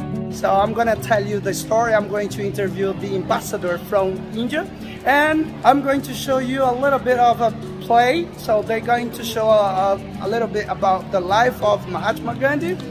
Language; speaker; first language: English; non-native, fluent; Portuguese